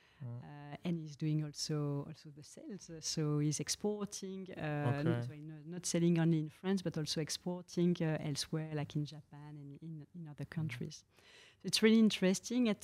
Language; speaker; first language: English; non-native, fluent; French